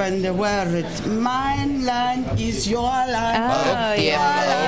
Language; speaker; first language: Dutch; non-native, learner; Shona